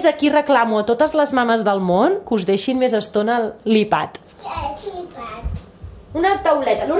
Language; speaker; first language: Catalan; native; Catalan